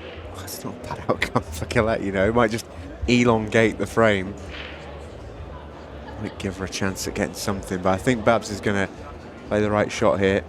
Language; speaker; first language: English; native; English